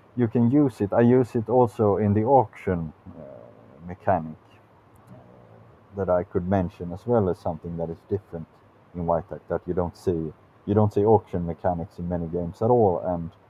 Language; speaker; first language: English; non-native, fluent; Swedish